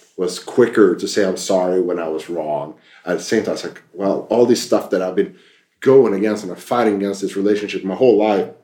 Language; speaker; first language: English; non-native, fluent; Swedish